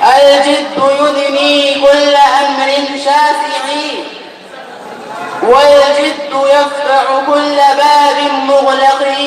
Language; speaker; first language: Arabic; non-native, learner; Urdu